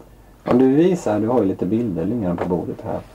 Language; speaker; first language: Swedish; native; Swedish